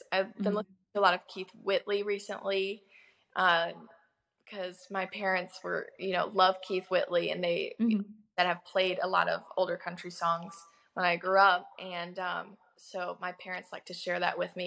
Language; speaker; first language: English; native; English